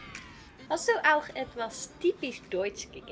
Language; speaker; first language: German; non-native, learner; Dutch